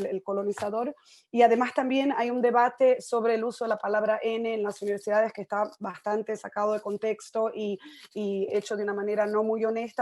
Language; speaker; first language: Spanish; native; Spanish